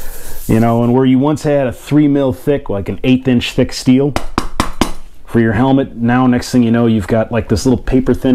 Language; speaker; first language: English; native; English